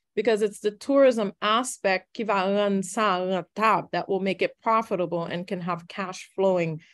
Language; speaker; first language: English; early bilingual, other home language; Haitian Creole